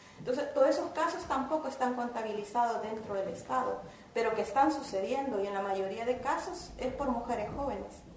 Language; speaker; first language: Spanish; native; Spanish